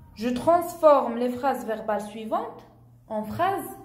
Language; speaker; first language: French; non-native, local second language; Arabic